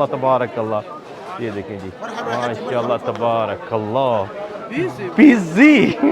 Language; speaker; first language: Hindi; non-native, local second language; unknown